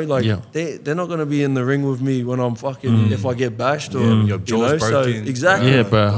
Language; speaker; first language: English; native; English